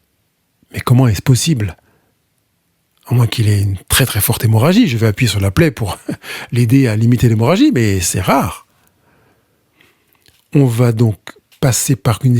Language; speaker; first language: French; native; French